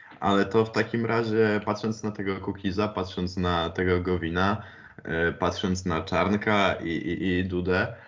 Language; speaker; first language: Polish; native; Polish